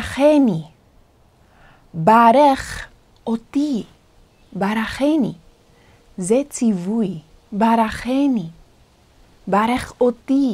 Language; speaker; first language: Hebrew; non-native, fluent; Korean